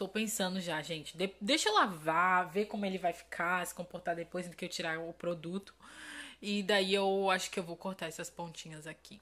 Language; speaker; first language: Portuguese; native; Portuguese